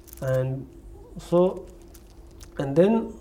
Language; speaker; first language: English; non-native, learner; Tibetan